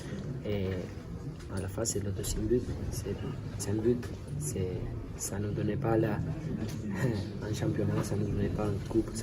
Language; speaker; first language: French; non-native, learner; Spanish